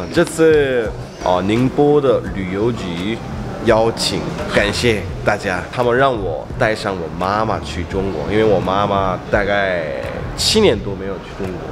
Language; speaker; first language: Chinese; non-native, fluent; Korean